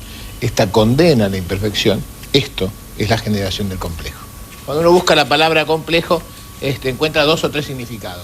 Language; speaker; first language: Spanish; native; Spanish